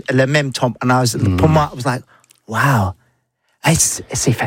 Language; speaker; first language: French; non-native, learner; English